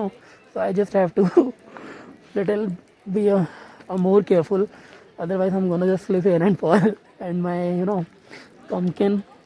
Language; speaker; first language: English; non-native, local second language; Hindi